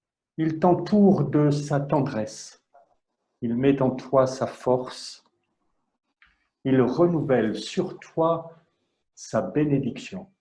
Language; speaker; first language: French; native; French